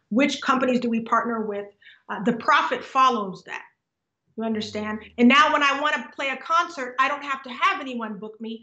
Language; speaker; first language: English; native; English